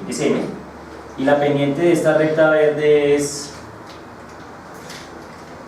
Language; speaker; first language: Spanish; native; Spanish